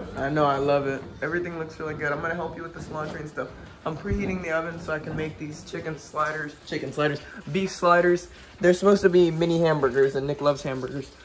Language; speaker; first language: English; native; English